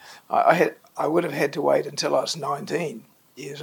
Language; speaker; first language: English; native; English